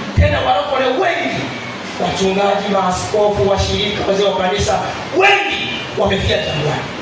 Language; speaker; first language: Swahili; non-native, local second language; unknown